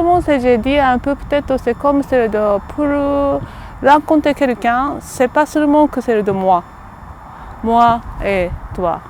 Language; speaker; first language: French; non-native, learner; Japanese